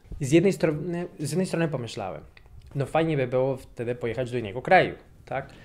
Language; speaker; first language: Polish; non-native, fluent; Spanish